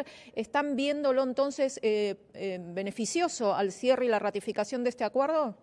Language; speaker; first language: Spanish; native; Spanish